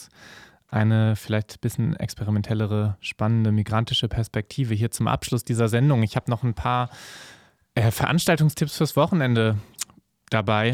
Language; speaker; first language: German; native; German